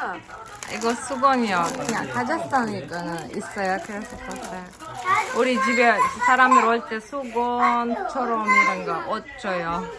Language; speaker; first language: Korean; non-native, learner; Kazakh